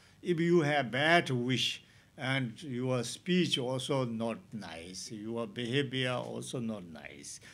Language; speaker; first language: English; non-native, learner; Tibetan